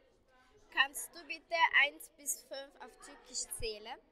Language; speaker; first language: German; early bilingual, other home language; Turkish